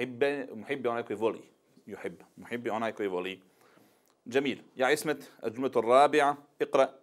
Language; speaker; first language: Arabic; non-native, fluent; Bosnian